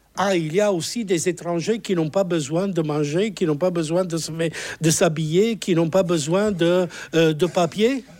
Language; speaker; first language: French; non-native, fluent; Italian